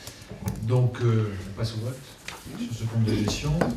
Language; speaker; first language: French; native; French